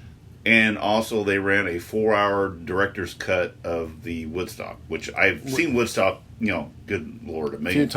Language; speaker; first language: English; native; English